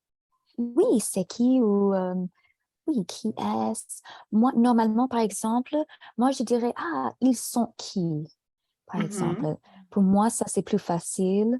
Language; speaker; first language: French; native; French